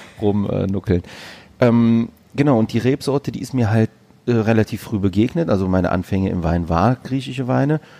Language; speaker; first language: German; early bilingual, other home language; Greek